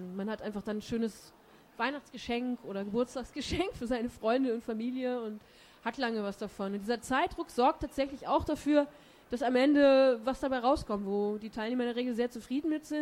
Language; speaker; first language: German; native; German